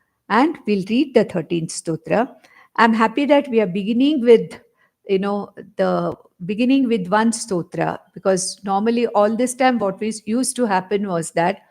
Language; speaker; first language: English; non-native, local second language; Konkani